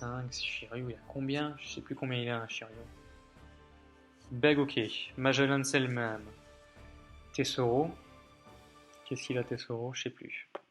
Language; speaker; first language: French; native; French